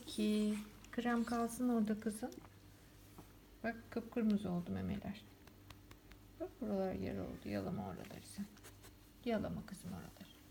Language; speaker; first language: Turkish; native; Turkish